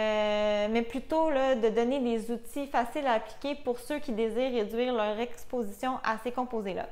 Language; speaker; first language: French; native; French